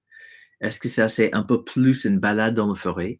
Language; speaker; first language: French; non-native, fluent; English